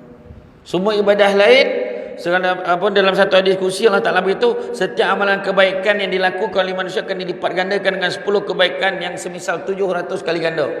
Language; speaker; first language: Malay; native; Malay